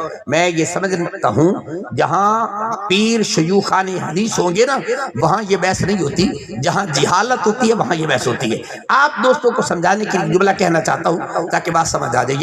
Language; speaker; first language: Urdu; non-native, local second language; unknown